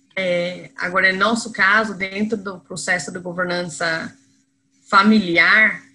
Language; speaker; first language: Portuguese; non-native, fluent; English